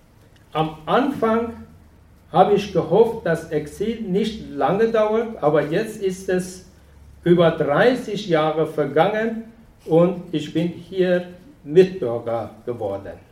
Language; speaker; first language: German; non-native, fluent; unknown